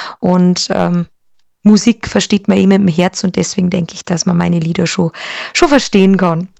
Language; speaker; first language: German; native; German